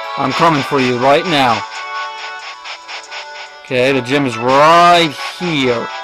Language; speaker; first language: English; native; English